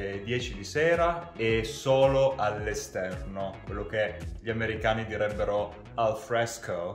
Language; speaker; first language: Italian; native; Italian